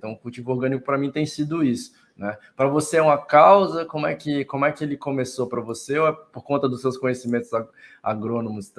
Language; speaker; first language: Portuguese; native; Portuguese